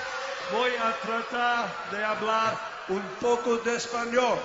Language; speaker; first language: Spanish; non-native, learner; English